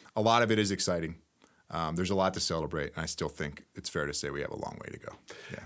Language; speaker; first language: English; native; English